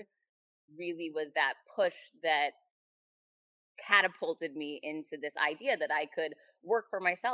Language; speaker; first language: English; native; English